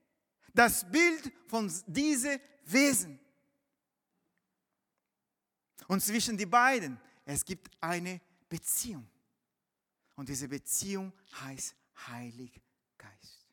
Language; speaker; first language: German; non-native, fluent; Portuguese